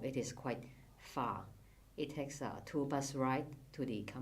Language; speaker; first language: English; non-native, fluent; Cantonese